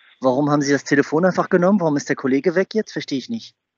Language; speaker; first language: German; native; German